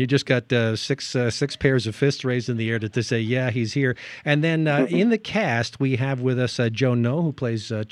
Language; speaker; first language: English; native; English